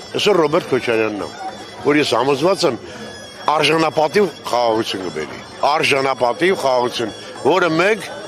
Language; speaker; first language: Armenian; native; Armenian